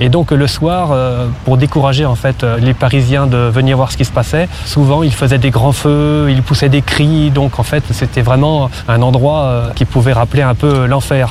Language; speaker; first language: French; native; French